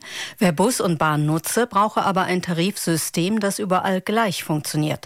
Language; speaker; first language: German; native; German